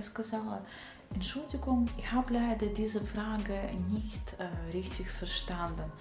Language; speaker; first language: German; non-native, fluent; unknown